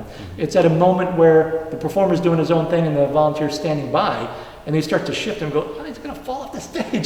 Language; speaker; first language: English; native; English